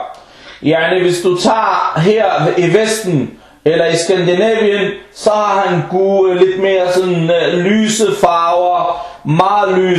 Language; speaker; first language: Danish; non-native, fluent; Arabic